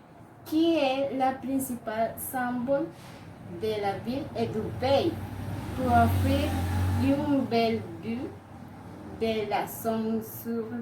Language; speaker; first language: French; non-native, learner; Spanish